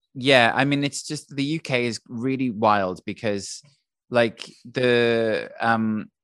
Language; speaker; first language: English; native; English